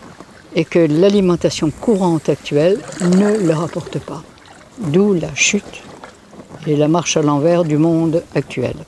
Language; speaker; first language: French; native; French